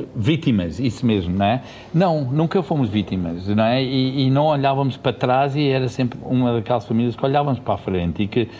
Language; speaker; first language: Portuguese; early bilingual, heritage; Portuguese